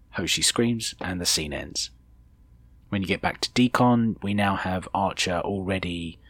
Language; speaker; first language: English; native; English